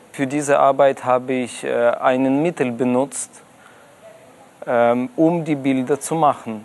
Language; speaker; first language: German; non-native, fluent; Russian